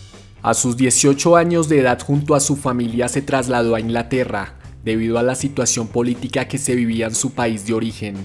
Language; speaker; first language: Spanish; native; Spanish